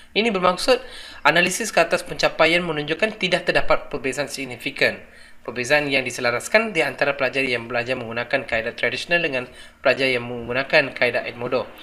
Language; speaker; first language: Malay; non-native, local second language; Tamil